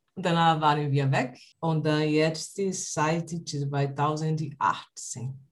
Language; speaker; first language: German; non-native, learner; Portuguese